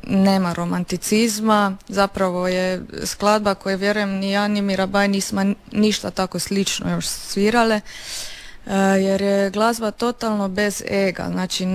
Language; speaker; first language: Serbian; native; Serbian